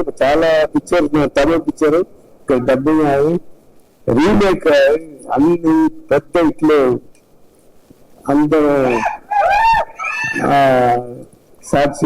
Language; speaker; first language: Telugu; non-native, learner; Tamil